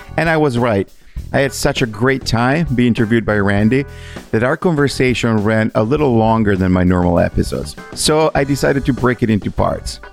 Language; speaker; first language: English; non-native, fluent; Italian